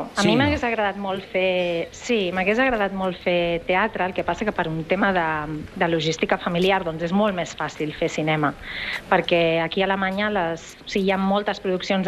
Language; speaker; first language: Catalan; native; Catalan